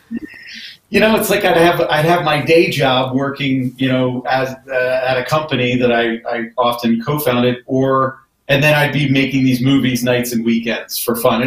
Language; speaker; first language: English; native; English